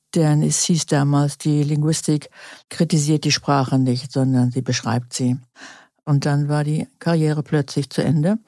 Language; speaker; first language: German; native; German